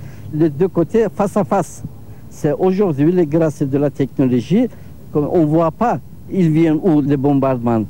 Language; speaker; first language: French; non-native, learner; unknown